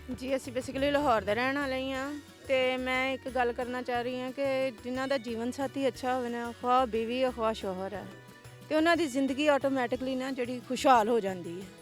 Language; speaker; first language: Punjabi; native; Punjabi